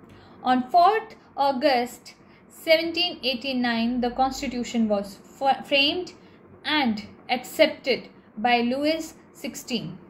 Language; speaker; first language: English; non-native, local second language; Hindi